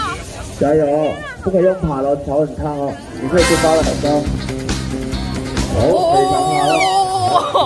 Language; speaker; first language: Chinese; native; Chinese